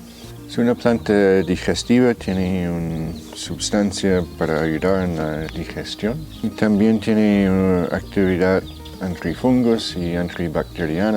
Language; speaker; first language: Spanish; non-native, fluent; English